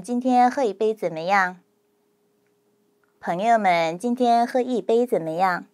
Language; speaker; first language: Chinese; non-native, fluent; Korean